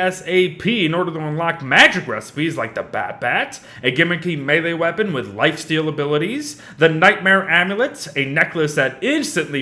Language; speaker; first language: English; native; English